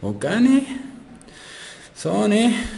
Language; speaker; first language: Japanese; non-native, learner; Spanish